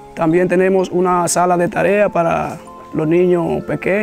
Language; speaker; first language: Spanish; native; Spanish